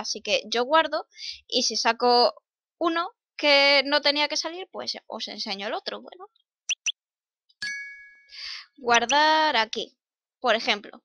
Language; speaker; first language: Spanish; native; Spanish